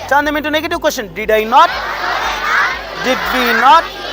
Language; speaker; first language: English; non-native, local second language; Telugu